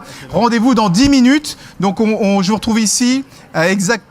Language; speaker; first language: French; native; French